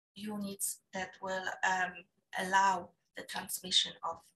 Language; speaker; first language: English; non-native, fluent; Polish